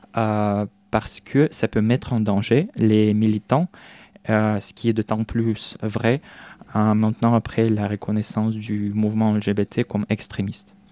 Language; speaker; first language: French; non-native, fluent; Russian